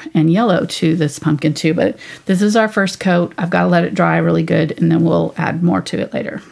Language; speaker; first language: English; native; English